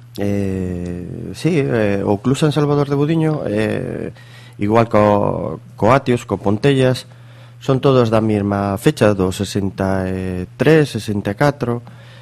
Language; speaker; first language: Galician; native; Galician